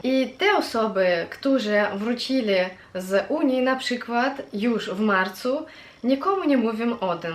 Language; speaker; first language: Polish; non-native, fluent; Russian